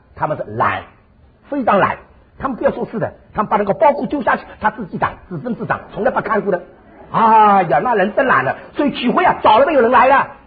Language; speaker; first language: Chinese; native; Chinese